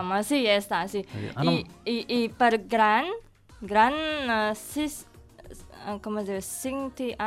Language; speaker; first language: Catalan; non-native, learner; Indonesian